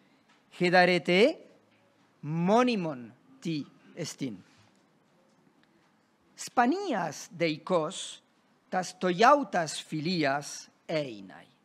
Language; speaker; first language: Greek; non-native, fluent; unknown